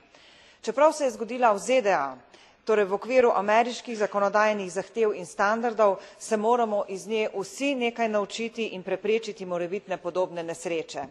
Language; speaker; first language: Slovenian; native; Slovenian